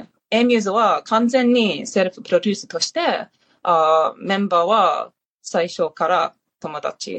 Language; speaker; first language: Japanese; non-native, learner; English